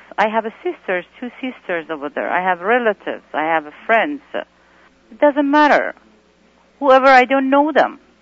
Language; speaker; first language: English; non-native, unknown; Persian